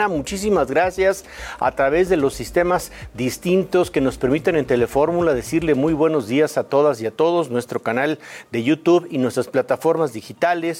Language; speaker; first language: Spanish; native; Spanish